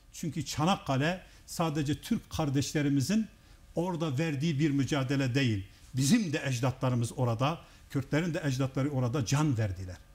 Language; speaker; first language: Turkish; non-native, local second language; Kurdish